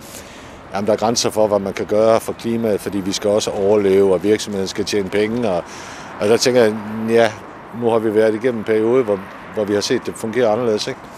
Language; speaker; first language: Danish; native; Danish